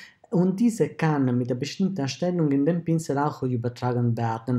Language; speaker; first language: German; non-native, fluent; Italian